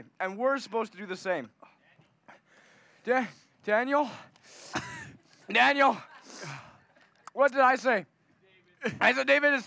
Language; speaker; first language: English; native; English